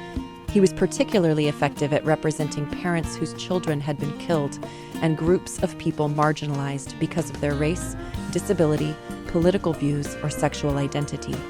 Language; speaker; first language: English; native; English